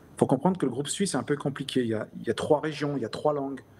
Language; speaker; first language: French; native; French